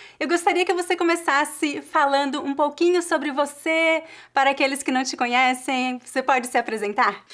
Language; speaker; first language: Portuguese; native; Portuguese